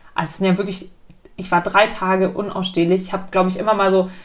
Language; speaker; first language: German; native; German